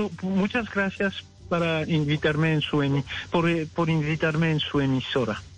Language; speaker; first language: Spanish; non-native, fluent; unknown